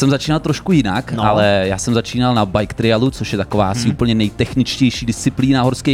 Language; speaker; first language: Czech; native; Czech